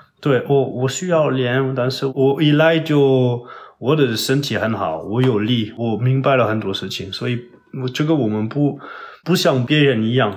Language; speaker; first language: Chinese; non-native, fluent; French